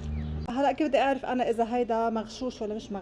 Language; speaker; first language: Arabic; native; Arabic